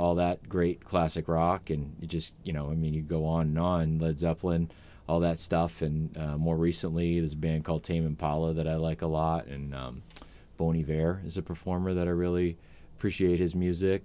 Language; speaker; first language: English; native; English